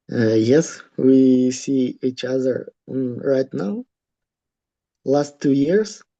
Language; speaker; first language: English; non-native, learner; Russian